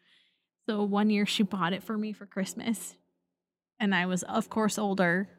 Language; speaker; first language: English; native; English